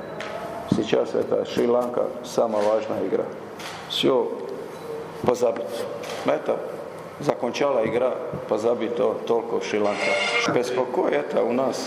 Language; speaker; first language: Russian; non-native, learner; Croatian